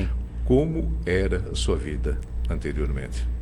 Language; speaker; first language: Portuguese; native; Portuguese